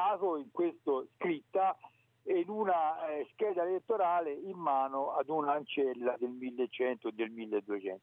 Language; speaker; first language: Italian; native; Italian